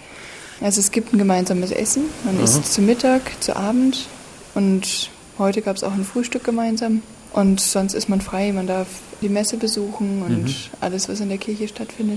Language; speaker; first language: German; native; German